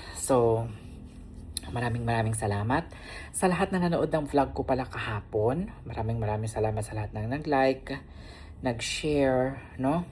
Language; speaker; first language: Filipino; non-native, local second language; Cebuano